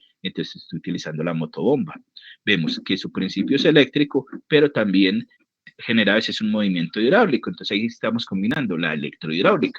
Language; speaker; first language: Spanish; native; Spanish